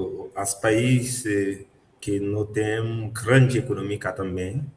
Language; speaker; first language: Portuguese; non-native, learner; Haitian Creole